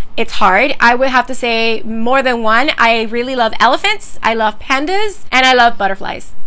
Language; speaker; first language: English; early bilingual, other home language; Spanish